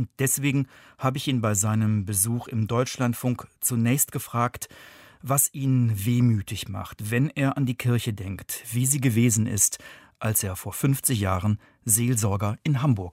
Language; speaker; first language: German; native; German